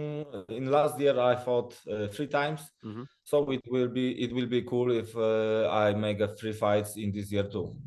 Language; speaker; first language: English; non-native, learner; Polish